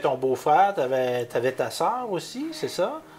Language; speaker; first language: French; native; French